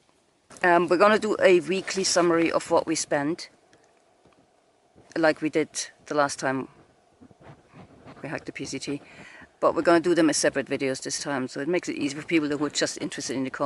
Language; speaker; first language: English; native; English